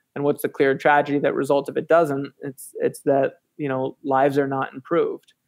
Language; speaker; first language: English; native; English